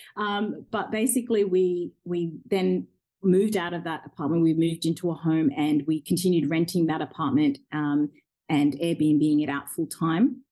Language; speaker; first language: English; early bilingual, other home language; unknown